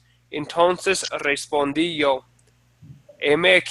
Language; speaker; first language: Spanish; non-native, fluent; English